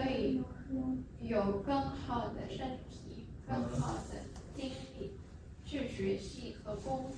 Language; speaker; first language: Chinese; non-native, learner; Indonesian